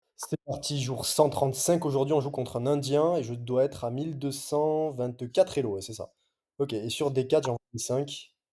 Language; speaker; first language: French; native; French